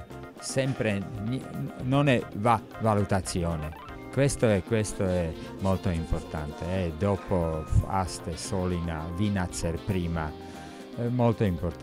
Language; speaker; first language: Italian; non-native, learner; Slovak